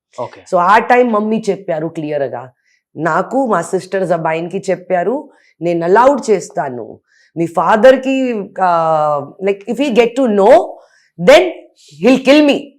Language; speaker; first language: Telugu; non-native, local second language; Hindi